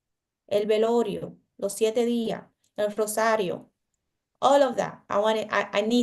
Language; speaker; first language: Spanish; early bilingual, heritage; Spanish